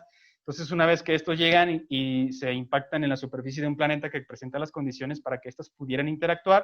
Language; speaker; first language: Spanish; native; Spanish